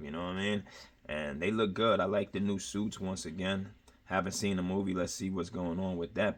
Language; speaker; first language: English; native; English